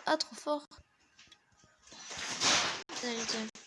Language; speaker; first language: French; native; French